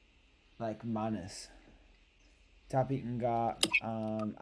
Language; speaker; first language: Indonesian; non-native, learner; English